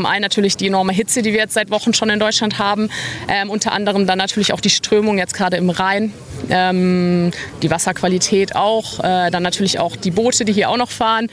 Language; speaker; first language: German; native; German